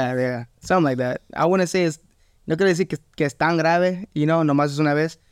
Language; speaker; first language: Spanish; early bilingual, heritage; Spanish